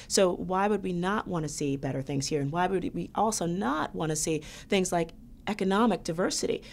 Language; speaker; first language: English; native; English